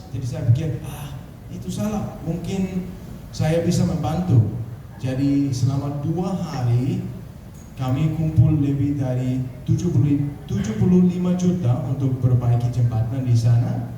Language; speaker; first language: Indonesian; non-native, fluent; Danish